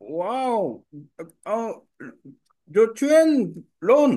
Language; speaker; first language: English; non-native, learner; Korean